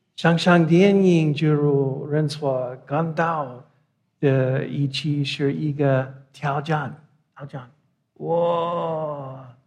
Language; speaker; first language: Chinese; non-native, learner; English